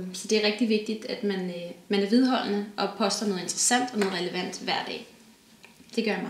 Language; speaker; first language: Danish; native; Danish